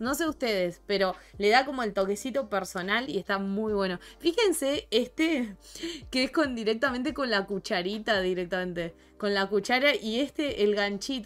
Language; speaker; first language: Spanish; native; Spanish